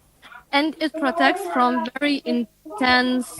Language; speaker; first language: English; non-native, fluent; Ukrainian